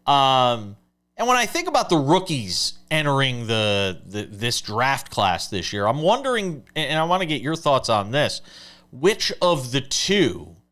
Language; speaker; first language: English; native; English